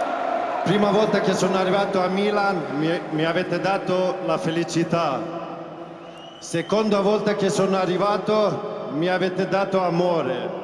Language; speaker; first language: Italian; non-native, fluent; Swedish